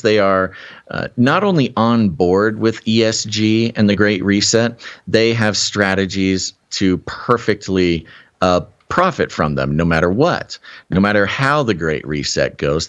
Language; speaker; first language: English; native; English